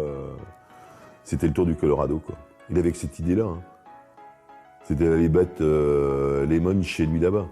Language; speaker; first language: French; native; French